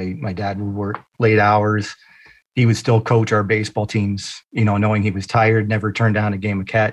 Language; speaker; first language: English; native; English